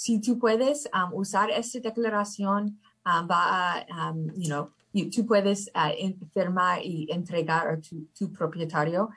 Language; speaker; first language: Spanish; early bilingual, heritage; English